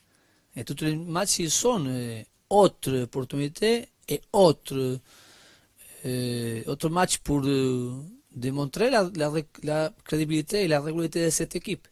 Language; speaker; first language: French; non-native, learner; Spanish